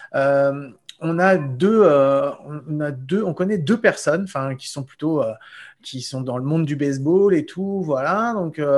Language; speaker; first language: French; native; French